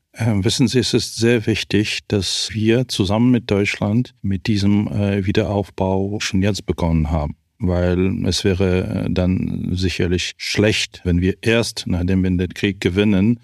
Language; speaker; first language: German; non-native, fluent; Ukrainian